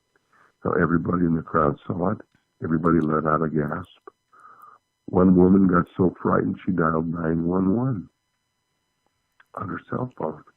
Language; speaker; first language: English; native; English